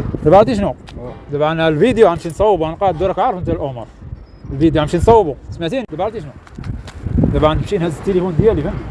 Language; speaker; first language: Arabic; native; Arabic